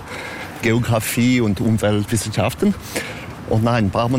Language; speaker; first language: German; non-native, local second language; French